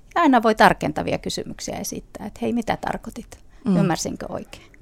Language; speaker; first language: Finnish; native; Finnish